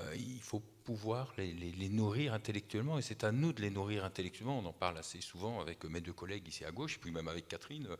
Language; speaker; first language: French; native; French